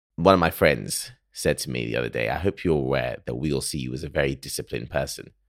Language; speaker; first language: English; early bilingual, other home language; Akan